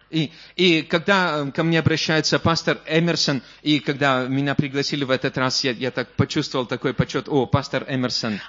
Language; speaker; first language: Russian; native; Russian